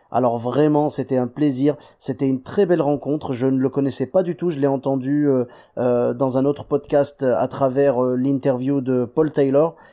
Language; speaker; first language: French; early bilingual, other home language; Arabic